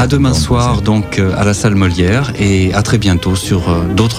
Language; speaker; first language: French; native; French